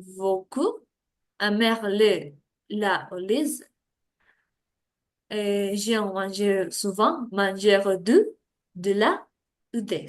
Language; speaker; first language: French; non-native, learner; Spanish